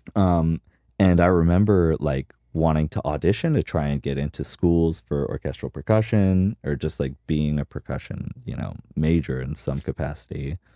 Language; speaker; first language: English; native; English